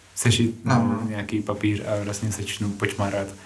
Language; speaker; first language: Czech; non-native, fluent; Spanish